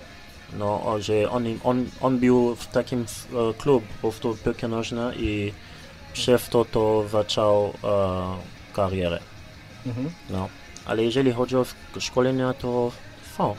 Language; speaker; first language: Polish; non-native, learner; Lingala